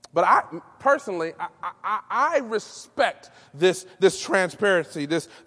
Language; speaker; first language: English; native; English